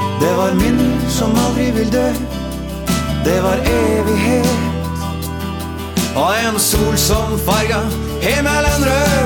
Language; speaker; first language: Norwegian; early bilingual, other home language; Ukrainian